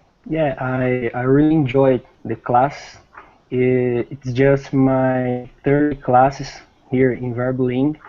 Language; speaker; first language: English; non-native, learner; Portuguese